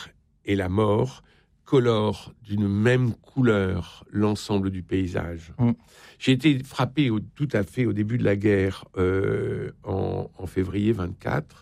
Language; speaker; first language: French; native; French